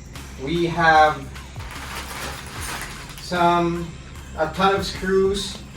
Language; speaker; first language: English; non-native, local second language; Filipino